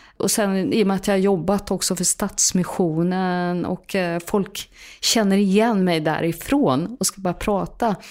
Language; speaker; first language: Swedish; native; Swedish